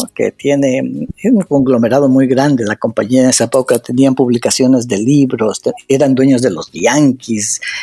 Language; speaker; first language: Spanish; native; Spanish